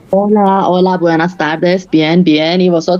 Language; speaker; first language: Spanish; non-native, fluent; Persian